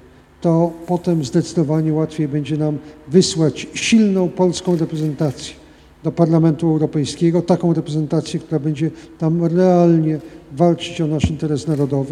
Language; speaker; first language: Polish; native; Polish